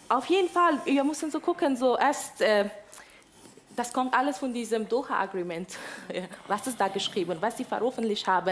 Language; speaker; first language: German; non-native, fluent; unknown